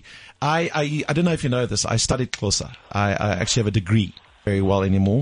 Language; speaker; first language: English; native; English